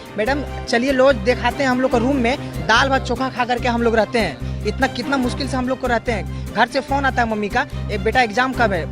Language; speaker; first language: Hindi; native; Hindi